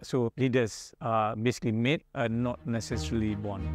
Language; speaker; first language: English; non-native, local second language; Malay